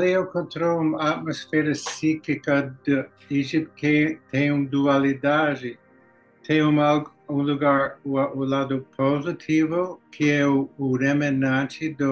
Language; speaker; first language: Portuguese; non-native, learner; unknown